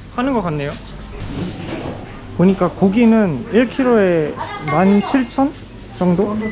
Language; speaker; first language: Korean; native; Korean